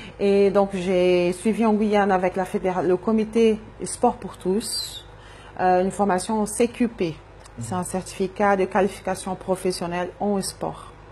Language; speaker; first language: French; non-native, fluent; Portuguese